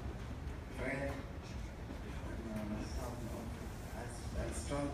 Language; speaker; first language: English; non-native, learner; Kalenjin